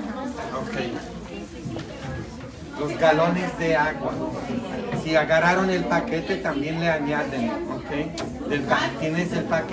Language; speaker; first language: Spanish; non-native, fluent; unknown